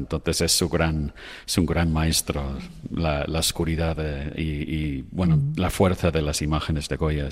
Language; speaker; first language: Spanish; non-native, fluent; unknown